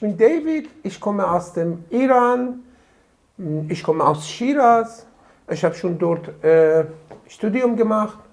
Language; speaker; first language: German; non-native, learner; Persian